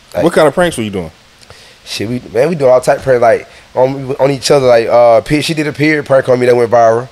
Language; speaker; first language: English; native; English